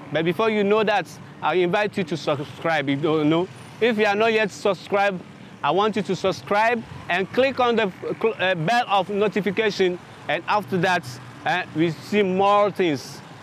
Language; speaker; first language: English; non-native, fluent; Ewe